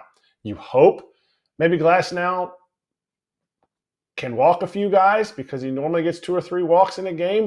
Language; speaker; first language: English; native; English